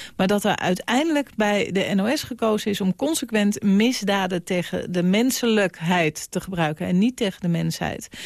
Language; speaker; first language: Dutch; native; Dutch